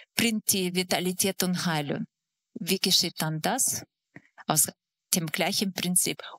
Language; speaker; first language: German; non-native, fluent; Russian